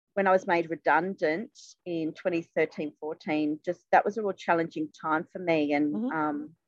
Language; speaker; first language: English; native; English